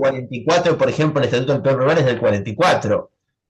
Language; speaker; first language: Spanish; native; Spanish